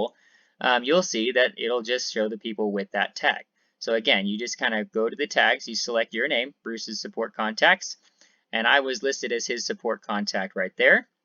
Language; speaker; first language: English; native; English